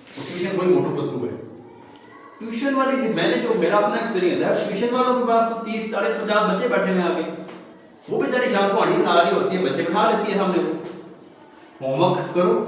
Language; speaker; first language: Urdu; non-native, local second language; Pahari-Potwari